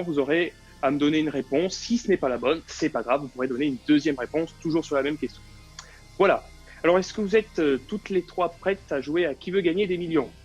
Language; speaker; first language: French; native; French